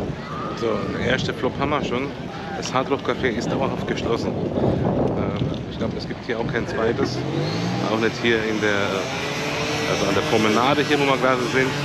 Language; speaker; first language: German; native; German